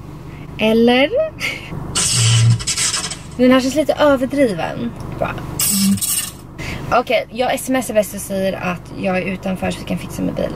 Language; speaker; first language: Swedish; native; Swedish